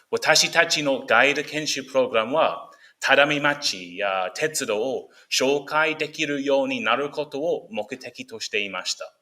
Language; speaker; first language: Japanese; non-native, fluent; English